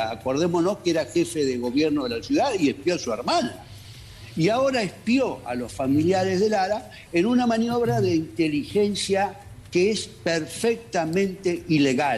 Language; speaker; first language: Spanish; native; Spanish